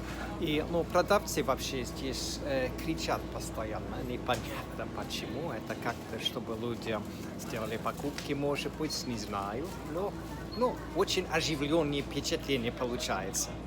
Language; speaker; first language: Russian; non-native, fluent; English